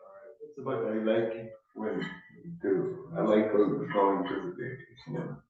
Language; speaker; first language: English; non-native, learner; Spanish